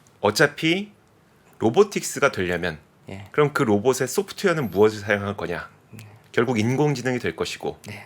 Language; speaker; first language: Korean; native; Korean